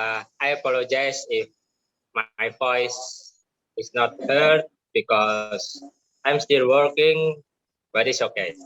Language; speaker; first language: English; non-native, learner; Indonesian